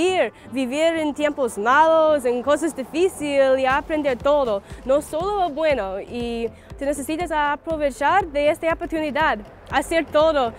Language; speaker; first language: Spanish; non-native, learner; English